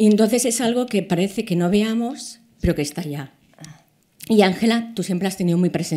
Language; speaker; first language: Spanish; native; Spanish